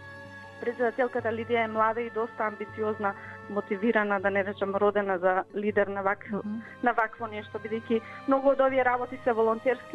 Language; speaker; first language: Macedonian; native; Macedonian